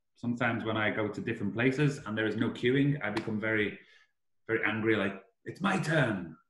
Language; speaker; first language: English; native; English